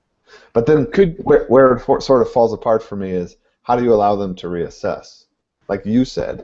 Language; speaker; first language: English; native; English